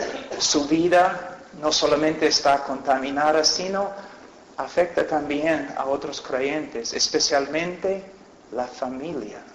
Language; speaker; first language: Spanish; non-native, fluent; English